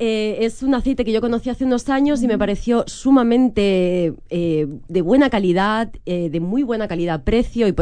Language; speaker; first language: Spanish; native; Spanish